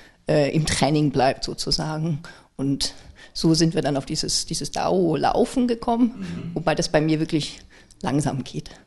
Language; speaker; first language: German; native; German